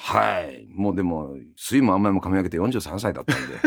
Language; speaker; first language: Japanese; native; Japanese